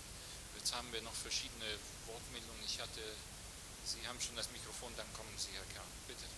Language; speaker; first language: German; native; German